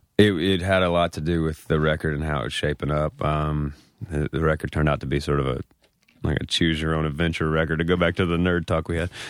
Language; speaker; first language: English; native; English